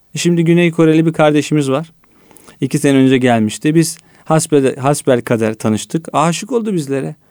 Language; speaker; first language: Turkish; native; Turkish